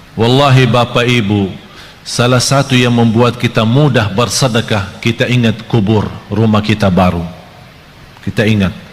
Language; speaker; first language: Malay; non-native, fluent; Arabic